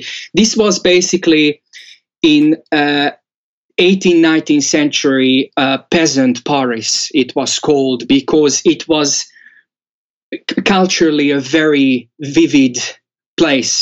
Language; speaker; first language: English; non-native, fluent; Hungarian